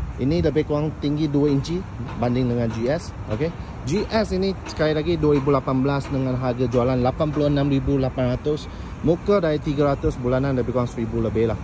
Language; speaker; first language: Malay; non-native, local second language; Chinese